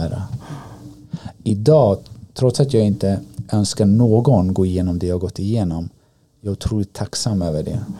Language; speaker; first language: Swedish; early bilingual, other home language; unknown